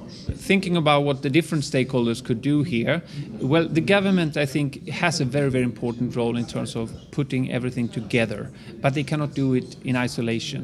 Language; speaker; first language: English; non-native, fluent; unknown